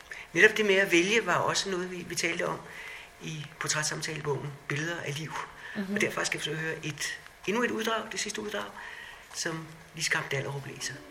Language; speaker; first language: Danish; native; Danish